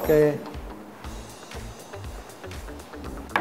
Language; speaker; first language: English; non-native, learner; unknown